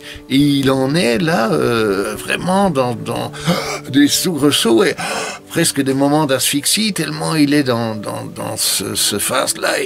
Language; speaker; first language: French; native; French